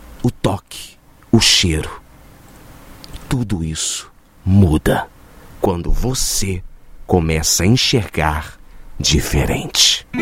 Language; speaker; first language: Portuguese; native; Portuguese